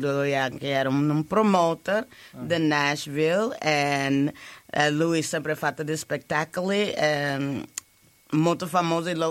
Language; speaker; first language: Italian; non-native, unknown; English